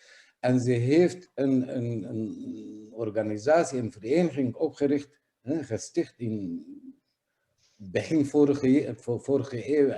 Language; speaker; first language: Dutch; non-native, fluent; Kurdish